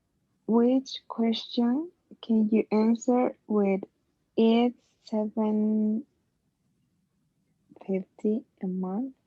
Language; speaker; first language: English; non-native, learner; Spanish